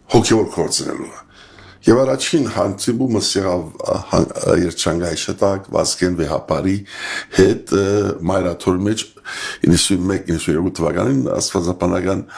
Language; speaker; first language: Armenian; early bilingual, heritage; Armenian